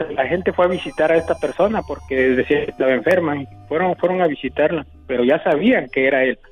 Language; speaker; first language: Spanish; native; Spanish